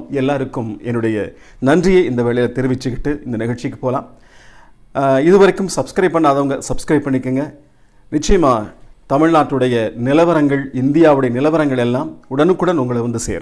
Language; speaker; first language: Tamil; native; Tamil